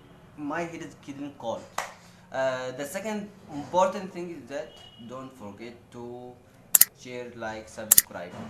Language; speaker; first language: English; non-native, fluent; Arabic